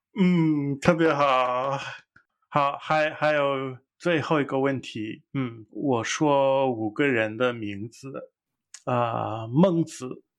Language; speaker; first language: Chinese; non-native, fluent; English